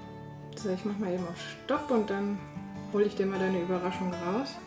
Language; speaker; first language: German; native; German